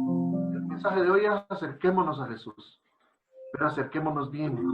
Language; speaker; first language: Spanish; native; Spanish